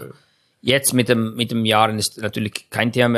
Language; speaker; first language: German; non-native, fluent; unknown